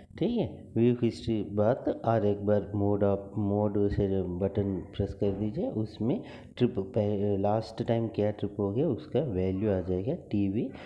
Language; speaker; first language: Hindi; non-native, local second language; Tamil